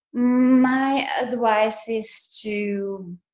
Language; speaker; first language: English; non-native, fluent; Hungarian